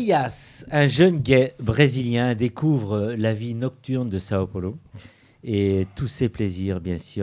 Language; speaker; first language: French; native; French